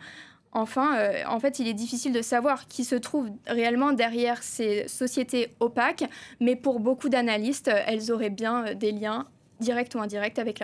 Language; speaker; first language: French; native; French